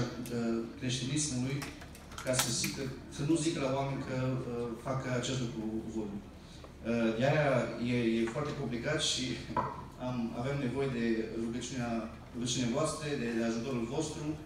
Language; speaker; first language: Romanian; early bilingual, heritage; Romanian